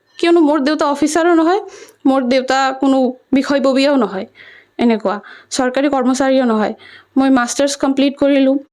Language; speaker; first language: Assamese; native; Assamese